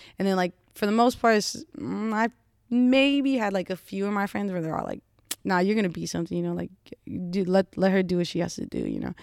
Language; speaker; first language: English; native; English